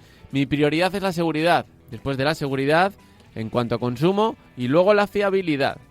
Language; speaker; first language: Spanish; native; Spanish